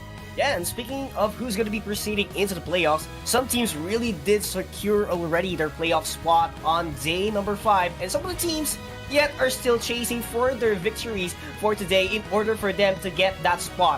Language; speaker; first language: English; non-native, local second language; Filipino